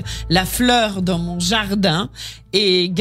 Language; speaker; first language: French; native; French